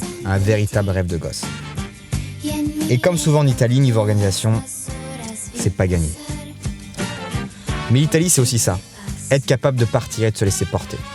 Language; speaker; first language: French; native; French